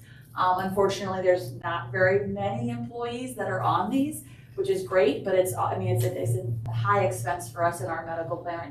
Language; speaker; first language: English; native; English